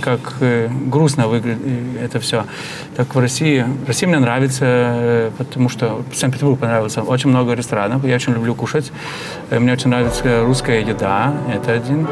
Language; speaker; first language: Russian; non-native, fluent; Lithuanian